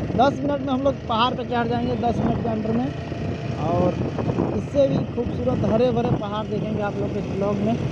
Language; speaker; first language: Hindi; non-native, local second language; Maithili